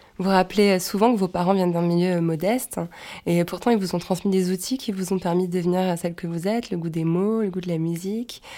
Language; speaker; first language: French; native; French